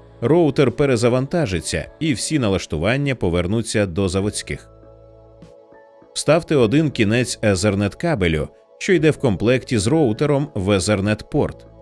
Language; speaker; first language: Ukrainian; native; Ukrainian